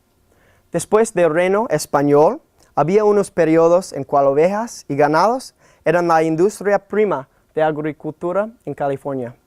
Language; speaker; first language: Spanish; non-native, fluent; English